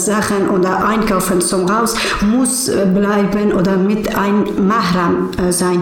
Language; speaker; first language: German; non-native, learner; Persian